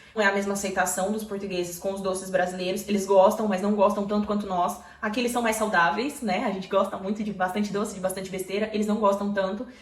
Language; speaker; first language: Portuguese; native; Portuguese